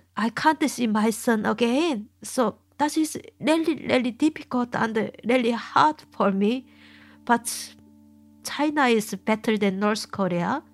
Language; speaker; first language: English; non-native, learner; Korean